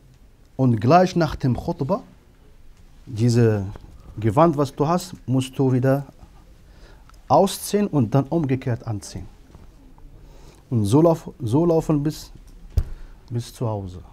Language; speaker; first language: German; non-native, fluent; Arabic